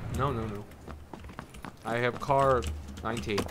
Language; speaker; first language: English; non-native, learner; Korean